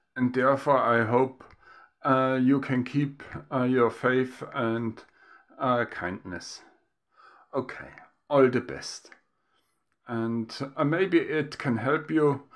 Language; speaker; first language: English; non-native, fluent; German